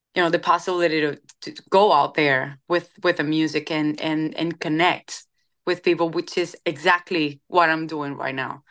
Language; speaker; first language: English; non-native, fluent; Spanish